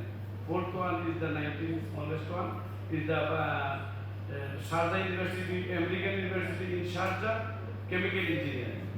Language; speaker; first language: English; non-native, learner; Bangla